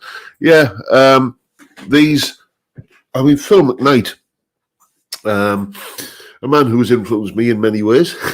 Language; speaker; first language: English; native; English